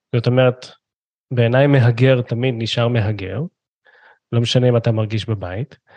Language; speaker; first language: Hebrew; native; Hebrew